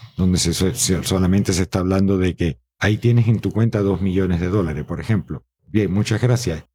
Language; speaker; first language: Spanish; native; Spanish